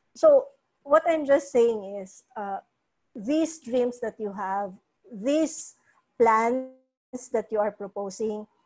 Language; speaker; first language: English; non-native, local second language; Cebuano